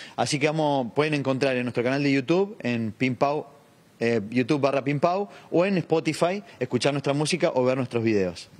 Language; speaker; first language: Spanish; native; Spanish